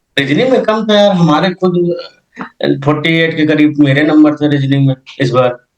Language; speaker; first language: Hindi; native; Hindi